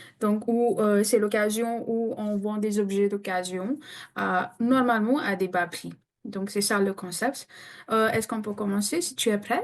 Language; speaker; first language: French; non-native, fluent; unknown